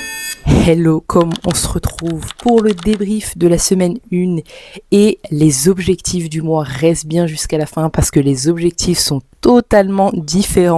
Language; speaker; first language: French; native; French